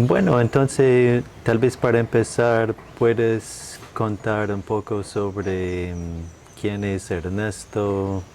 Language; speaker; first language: Spanish; non-native, fluent; English